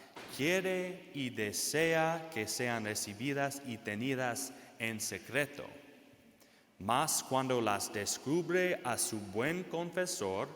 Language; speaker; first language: Spanish; non-native, fluent; English